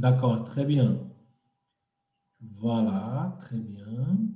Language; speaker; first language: French; non-native, fluent; Portuguese